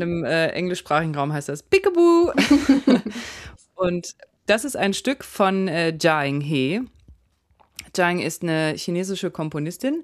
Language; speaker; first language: German; native; German